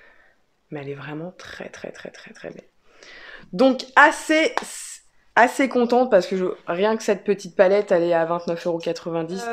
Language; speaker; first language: French; native; French